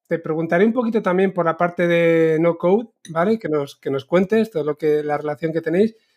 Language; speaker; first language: Spanish; native; Spanish